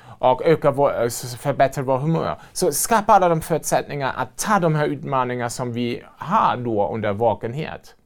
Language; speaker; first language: Swedish; non-native, fluent; German